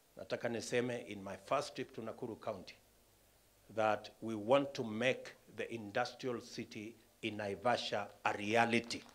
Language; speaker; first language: English; non-native, local second language; Kalenjin